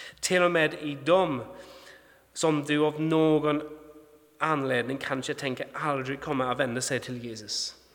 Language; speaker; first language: Swedish; non-native, fluent; English